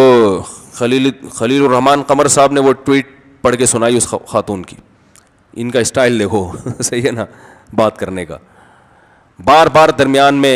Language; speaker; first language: Urdu; native; Urdu